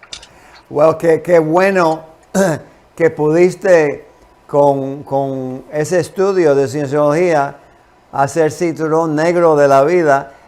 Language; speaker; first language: Spanish; non-native, fluent; English